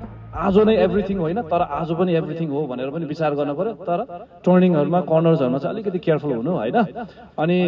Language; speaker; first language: Nepali; native; Nepali